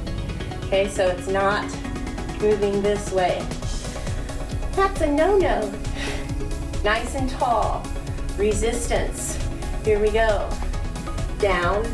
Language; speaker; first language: English; native; English